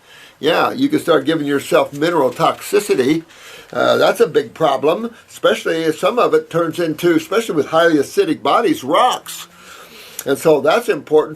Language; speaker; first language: English; native; English